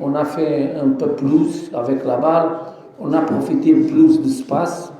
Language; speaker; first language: French; non-native, fluent; Portuguese